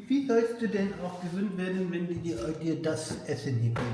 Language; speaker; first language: German; native; German